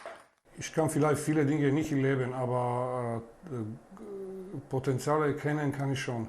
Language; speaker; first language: German; non-native, fluent; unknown